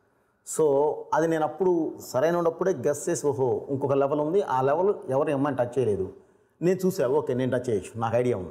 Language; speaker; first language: Telugu; native; Telugu